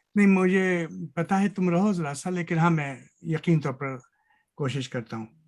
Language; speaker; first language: Urdu; native; Urdu